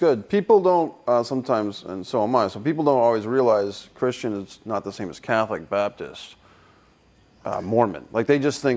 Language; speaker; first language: English; native; English